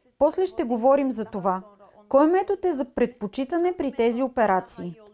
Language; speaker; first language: Bulgarian; native; Bulgarian